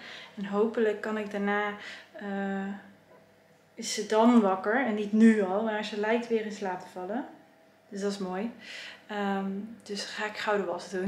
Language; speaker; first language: Dutch; native; Dutch